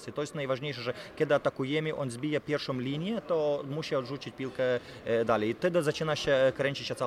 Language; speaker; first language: Polish; non-native, fluent; Lithuanian